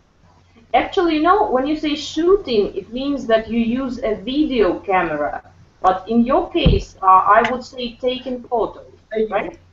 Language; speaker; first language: English; non-native, fluent; Russian